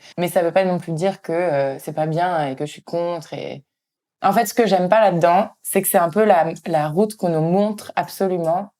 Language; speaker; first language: French; native; French